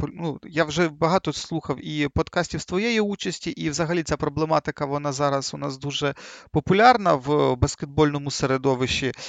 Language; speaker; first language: Ukrainian; native; Ukrainian